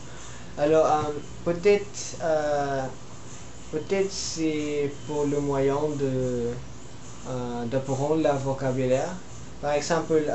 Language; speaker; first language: French; non-native, learner; Filipino